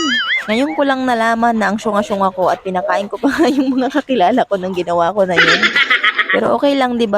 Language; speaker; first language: Filipino; native; Filipino